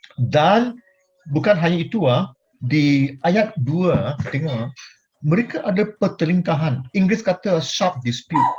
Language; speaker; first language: Malay; non-native, local second language; Chinese